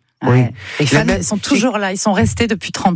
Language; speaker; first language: French; native; French